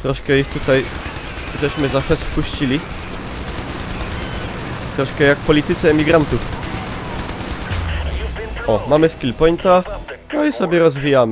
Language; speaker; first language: Polish; native; Polish